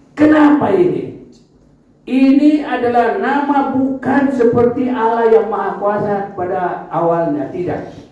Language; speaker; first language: Indonesian; non-native, local second language; Batak Toba